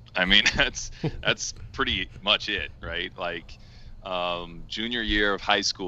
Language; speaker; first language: English; native; English